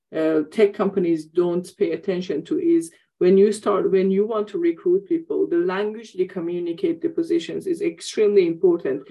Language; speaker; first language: English; non-native, fluent; Persian